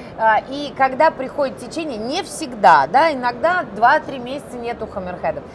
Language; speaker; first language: Russian; native; Russian